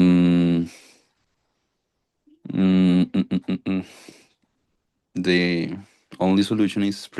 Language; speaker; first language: English; non-native, learner; Spanish